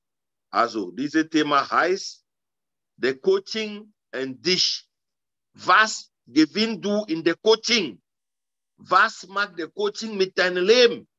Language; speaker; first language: German; non-native, learner; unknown